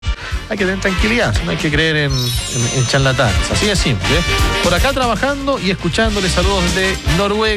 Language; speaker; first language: Spanish; native; Spanish